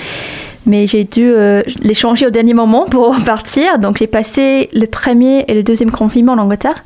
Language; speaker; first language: French; non-native, fluent; English